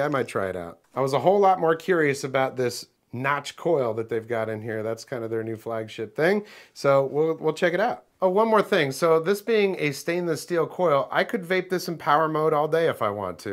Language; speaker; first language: English; native; English